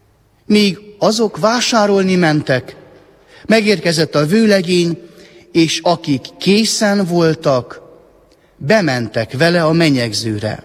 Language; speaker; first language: Hungarian; native; Hungarian